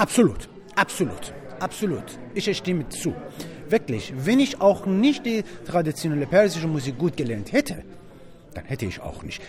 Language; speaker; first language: German; non-native, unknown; Persian